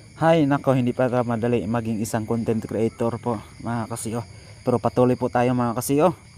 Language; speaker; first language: Filipino; non-native, local second language; Cebuano